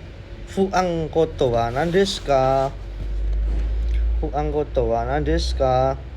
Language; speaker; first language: Japanese; non-native, learner; Indonesian